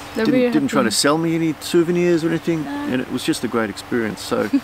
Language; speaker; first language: English; native; English